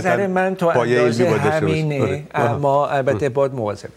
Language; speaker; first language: Persian; non-native, fluent; Dutch